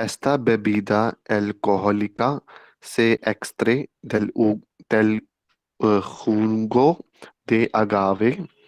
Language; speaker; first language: Spanish; non-native, learner; Hindi